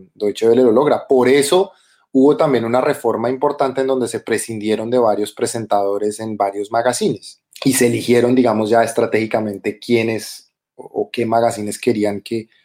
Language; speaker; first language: Spanish; native; Spanish